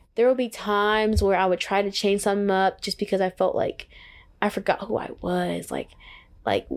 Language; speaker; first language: English; native; English